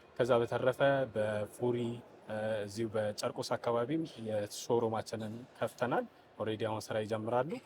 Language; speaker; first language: Amharic; native; Amharic